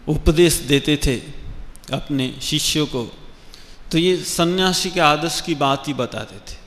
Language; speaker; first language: Hindi; non-native, local second language; Bangla